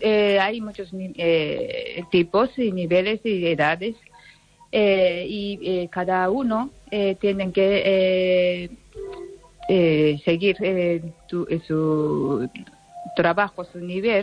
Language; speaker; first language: Spanish; non-native, fluent; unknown